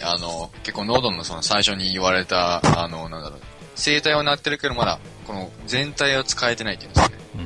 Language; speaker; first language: Japanese; native; Japanese